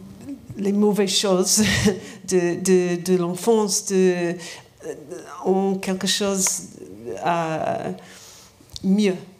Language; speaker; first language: French; non-native, learner; English